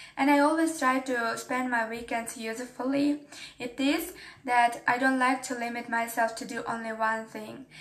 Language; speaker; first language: English; non-native, fluent; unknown